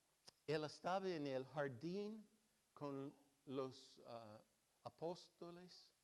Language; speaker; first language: Spanish; non-native, fluent; English